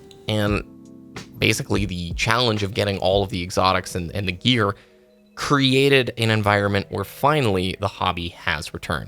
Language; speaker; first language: English; native; English